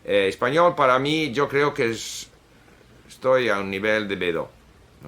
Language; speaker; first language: Spanish; non-native, fluent; Swedish